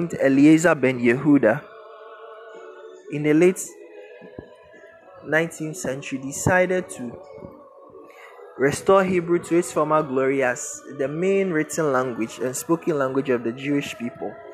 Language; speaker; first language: English; non-native, local second language; Akan